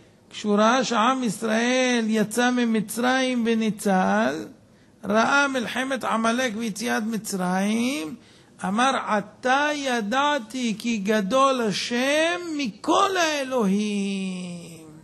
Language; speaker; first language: Hebrew; native; Hebrew